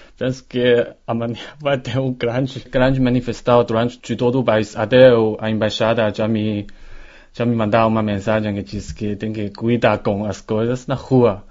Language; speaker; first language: Portuguese; non-native, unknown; Chinese